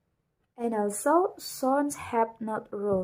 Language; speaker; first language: English; non-native, learner; Indonesian